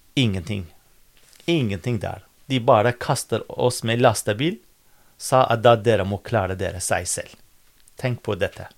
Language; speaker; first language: Norwegian; non-native, fluent; Kurdish